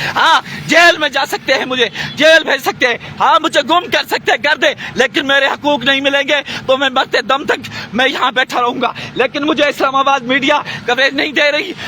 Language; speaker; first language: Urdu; non-native, local second language; Sindhi